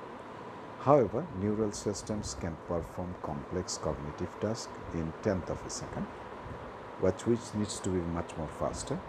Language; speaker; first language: English; non-native, local second language; Bangla